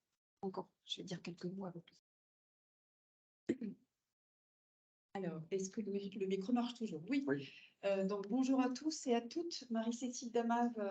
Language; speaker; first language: French; native; French